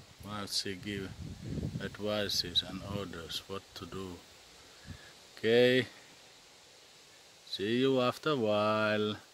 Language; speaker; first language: English; non-native, learner; Thai